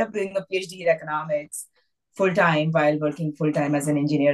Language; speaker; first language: English; non-native, local second language; Hindi